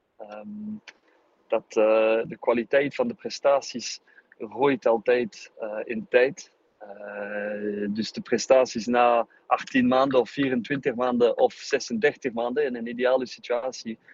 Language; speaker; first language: Dutch; non-native, fluent; English